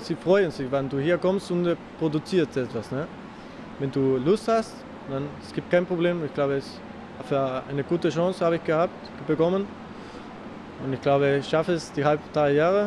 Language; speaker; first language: German; non-native, learner; Spanish